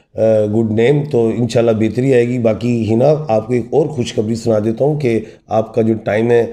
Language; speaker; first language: Urdu; non-native, local second language; Punjabi